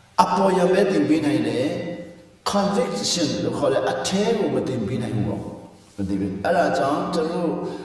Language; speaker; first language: Burmese; non-native, local second language; Hakha Chin